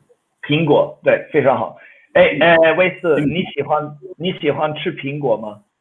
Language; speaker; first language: Chinese; non-native, fluent; Swedish